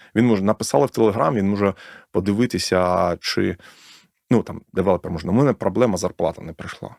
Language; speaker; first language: Ukrainian; non-native, local second language; Russian